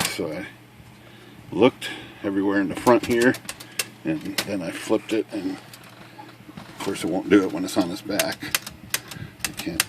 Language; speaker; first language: English; native; English